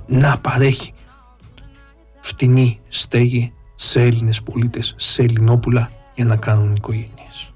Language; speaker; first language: Greek; native; Greek